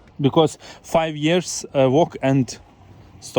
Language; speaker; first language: English; non-native, learner; Ukrainian